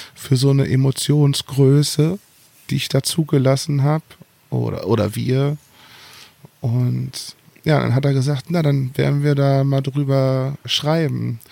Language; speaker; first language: German; native; German